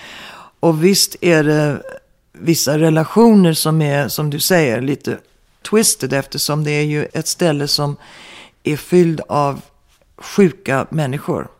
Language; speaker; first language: Swedish; early bilingual, heritage; Swedish